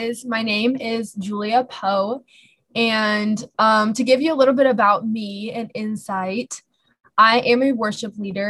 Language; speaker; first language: English; native; English